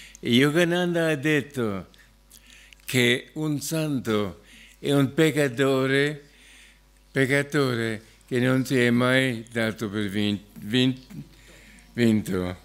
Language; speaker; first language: Italian; non-native, fluent; English